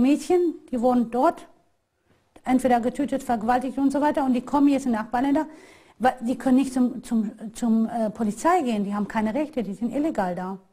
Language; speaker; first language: German; non-native, fluent; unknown